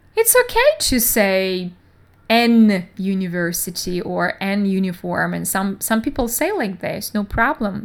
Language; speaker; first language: English; non-native, fluent; Russian